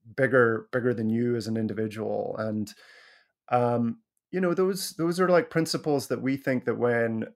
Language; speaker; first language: English; native; English